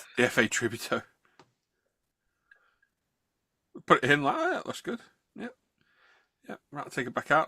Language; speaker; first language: English; native; English